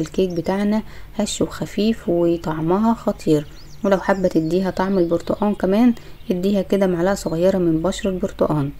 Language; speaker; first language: Arabic; native; Arabic